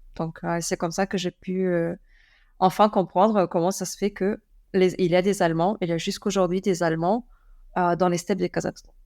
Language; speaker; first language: French; non-native, fluent; Russian